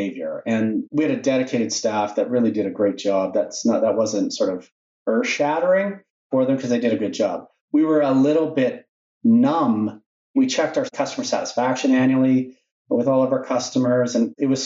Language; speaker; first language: English; native; English